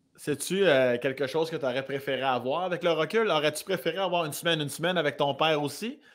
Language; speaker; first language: French; native; French